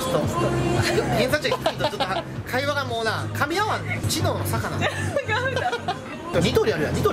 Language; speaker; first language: Japanese; native; Japanese